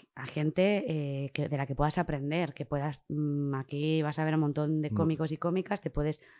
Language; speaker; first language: Spanish; native; Spanish